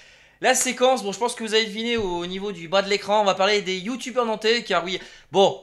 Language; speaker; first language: French; native; French